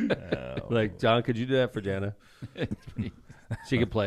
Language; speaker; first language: English; native; English